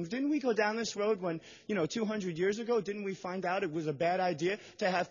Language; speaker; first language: English; non-native, fluent; Russian